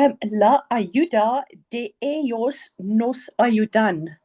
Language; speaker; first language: Spanish; non-native, learner; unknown